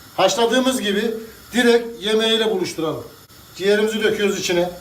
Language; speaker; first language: Turkish; native; Turkish